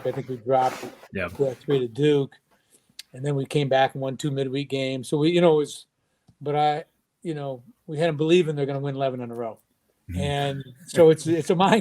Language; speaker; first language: English; native; English